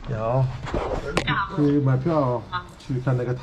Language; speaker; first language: Chinese; non-native, learner; English